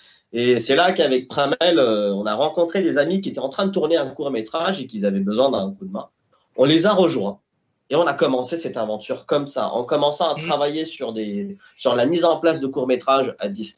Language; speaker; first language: French; native; French